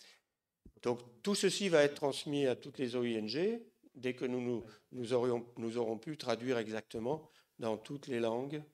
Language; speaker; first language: French; native; French